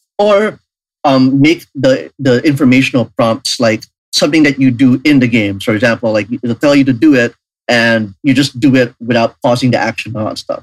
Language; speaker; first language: English; non-native, local second language; Filipino